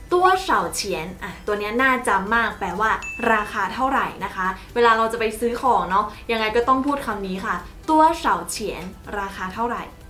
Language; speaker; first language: Thai; native; Thai